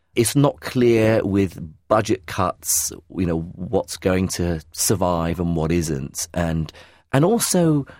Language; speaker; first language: English; early bilingual, other home language; Arabic